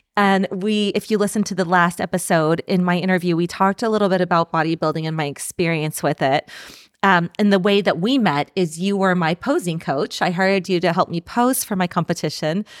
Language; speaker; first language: English; native; English